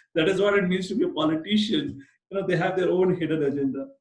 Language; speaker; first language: English; non-native, local second language; Hindi